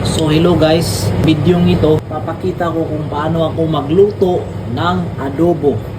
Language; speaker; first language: Filipino; non-native, local second language; Cebuano